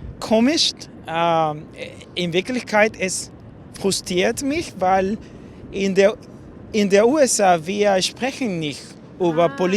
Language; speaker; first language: German; non-native, learner; English